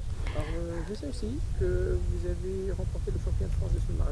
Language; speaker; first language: French; native; French